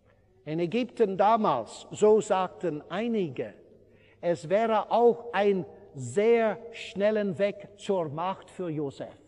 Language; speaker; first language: German; non-native, fluent; English